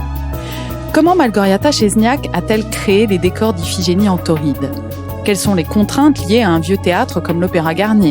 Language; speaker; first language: French; native; French